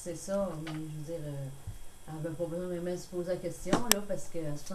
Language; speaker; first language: French; native; French